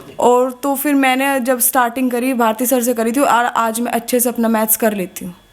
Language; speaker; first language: Hindi; native; Hindi